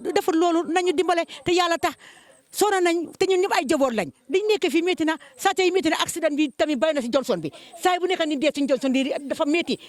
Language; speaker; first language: Wolof; native; Wolof